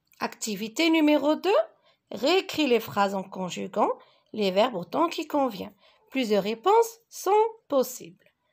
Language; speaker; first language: French; non-native, local second language; Arabic